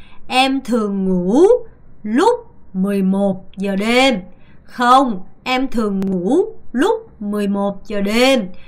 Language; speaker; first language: Vietnamese; non-native, fluent; Korean